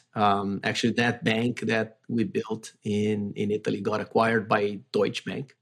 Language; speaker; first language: English; non-native, fluent; Portuguese